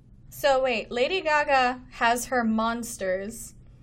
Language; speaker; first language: English; native; English